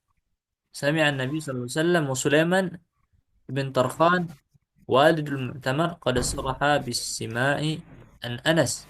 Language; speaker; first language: Arabic; non-native, fluent; Indonesian